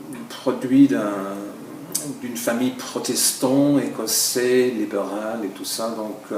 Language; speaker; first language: French; non-native, fluent; English